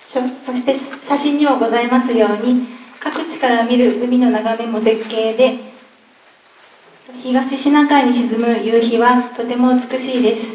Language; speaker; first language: Japanese; native; Japanese